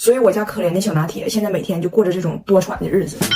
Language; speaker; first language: Chinese; native; Chinese